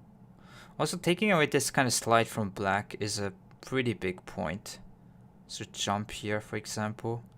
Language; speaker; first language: English; non-native, fluent; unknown